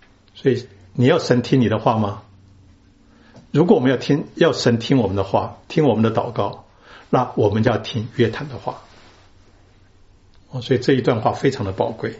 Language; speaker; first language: Chinese; native; Chinese